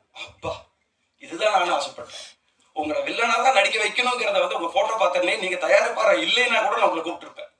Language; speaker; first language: Tamil; native; Tamil